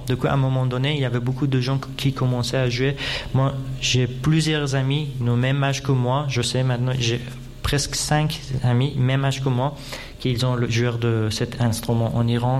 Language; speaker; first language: French; non-native, fluent; Persian